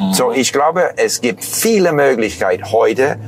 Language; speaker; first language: German; non-native, fluent; English